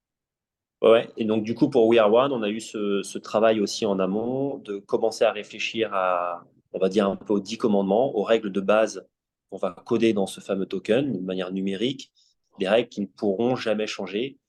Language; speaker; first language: French; native; French